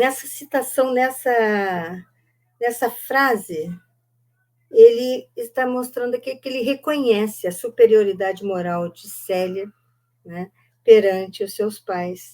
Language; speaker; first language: Portuguese; native; Portuguese